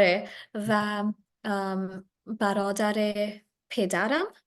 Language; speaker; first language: Persian; non-native, learner; English